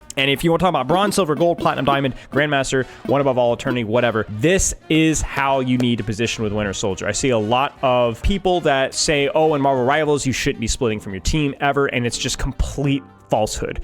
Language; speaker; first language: English; native; English